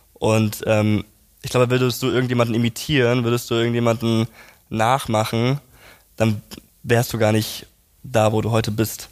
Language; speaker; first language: German; native; German